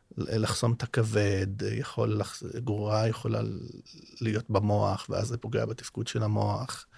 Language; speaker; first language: Hebrew; non-native, local second language; Arabic